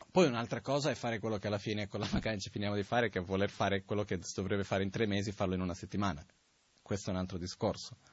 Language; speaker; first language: Italian; non-native, fluent; Portuguese